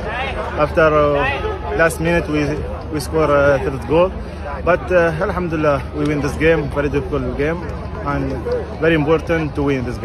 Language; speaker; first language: English; non-native, learner; Arabic